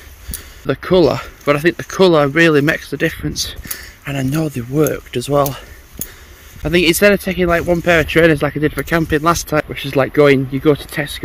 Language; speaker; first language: English; native; English